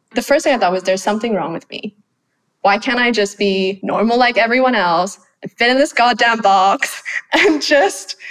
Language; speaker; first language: English; non-native, fluent; Thai